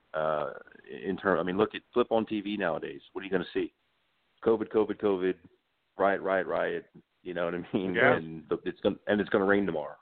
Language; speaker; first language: English; native; English